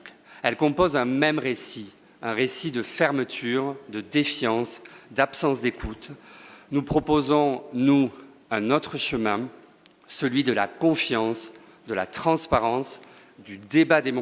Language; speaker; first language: French; native; French